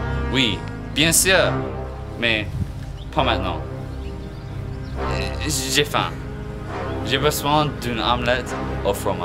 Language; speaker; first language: French; non-native, learner; English